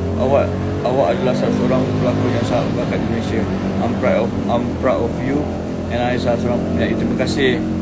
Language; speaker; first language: Malay; native; Malay